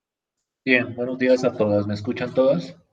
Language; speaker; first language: Spanish; native; Spanish